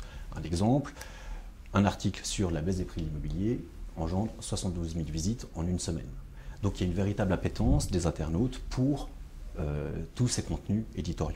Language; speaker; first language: French; native; French